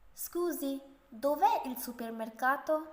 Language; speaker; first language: Italian; non-native, learner; Urdu